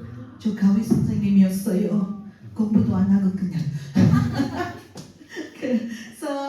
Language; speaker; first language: Korean; non-native, fluent; Filipino